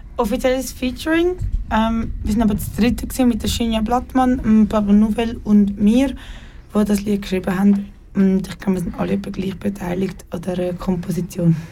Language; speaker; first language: German; native; German